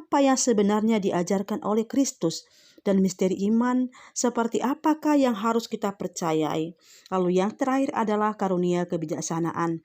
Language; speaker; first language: Indonesian; native; Indonesian